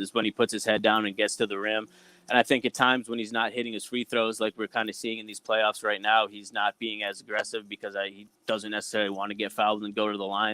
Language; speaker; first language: English; native; English